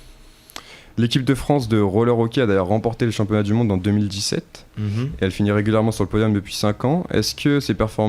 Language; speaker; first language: French; native; French